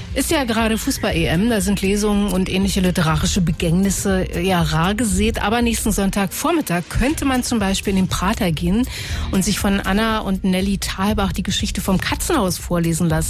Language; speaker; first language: German; native; German